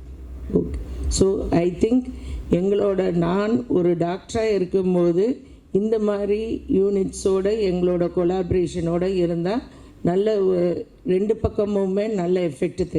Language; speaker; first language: Tamil; native; Tamil